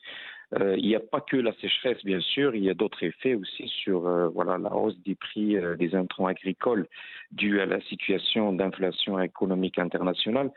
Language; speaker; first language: French; non-native, local second language; Arabic